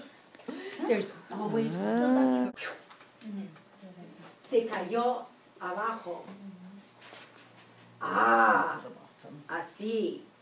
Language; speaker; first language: Spanish; non-native, fluent; English